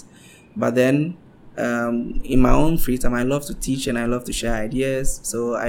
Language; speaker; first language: English; non-native, local second language; Ga